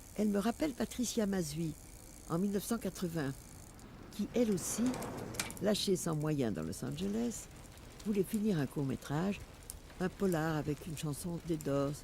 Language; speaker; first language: French; native; French